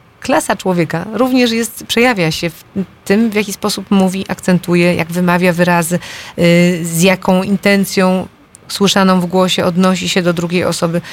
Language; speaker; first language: Polish; native; Polish